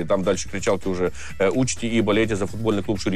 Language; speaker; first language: Russian; native; Russian